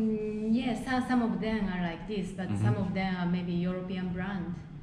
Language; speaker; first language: English; non-native, fluent; Japanese